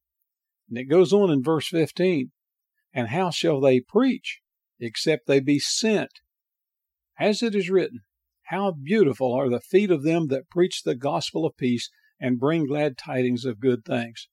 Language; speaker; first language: English; native; English